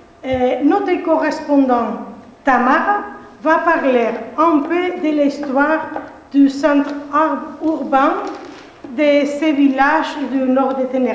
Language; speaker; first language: French; non-native, fluent; Spanish